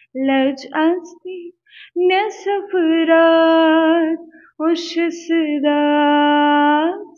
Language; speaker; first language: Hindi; non-native, local second language; Punjabi